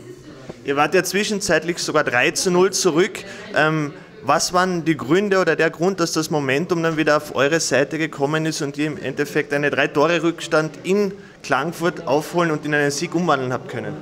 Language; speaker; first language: German; native; German